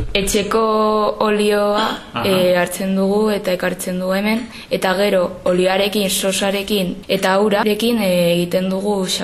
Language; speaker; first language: Basque; non-native, local second language; Spanish